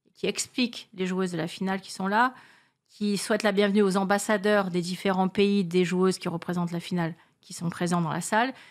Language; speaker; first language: French; native; French